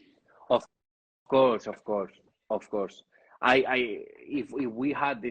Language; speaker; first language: English; non-native, learner; Spanish